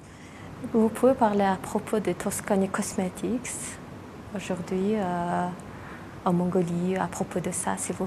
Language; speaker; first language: French; non-native, learner; Mongolian